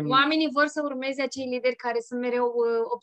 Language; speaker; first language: Romanian; native; Romanian